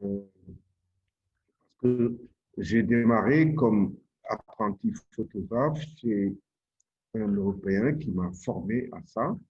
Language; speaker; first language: French; non-native, local second language; Wolof